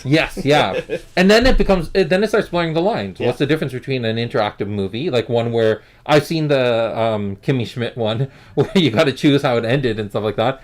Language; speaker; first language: English; native; English